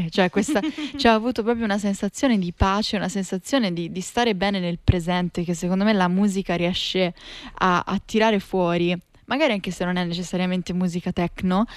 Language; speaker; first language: Italian; native; Italian